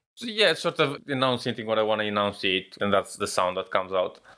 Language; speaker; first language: English; non-native, fluent; Romanian